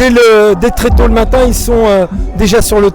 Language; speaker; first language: French; native; French